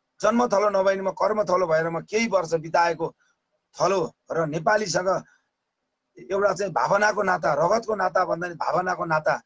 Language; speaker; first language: Nepali; native; Nepali